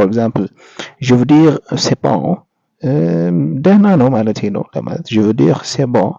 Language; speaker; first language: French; non-native, fluent; Amharic